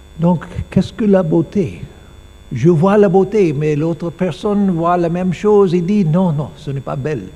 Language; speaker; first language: French; non-native, learner; English